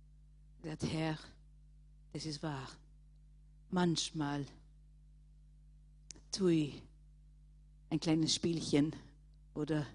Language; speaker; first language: German; non-native, fluent; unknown